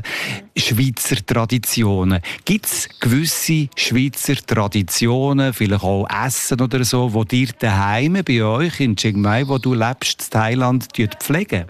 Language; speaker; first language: German; native; German